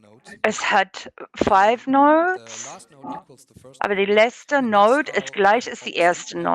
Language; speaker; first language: German; non-native, learner; English